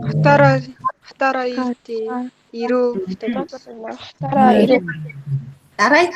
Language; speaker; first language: Japanese; non-native, learner; Mongolian